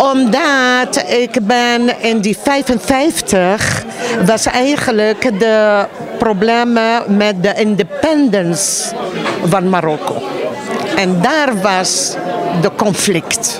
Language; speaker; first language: Dutch; non-native, fluent; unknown